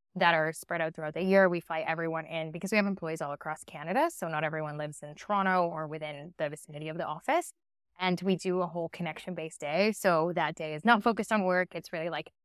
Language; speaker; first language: English; early bilingual, other home language; Spanish